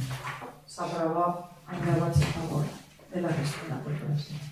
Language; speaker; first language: Catalan; native; Catalan